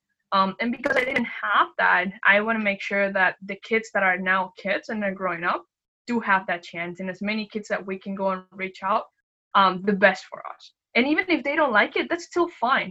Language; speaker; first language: English; non-native, fluent; Spanish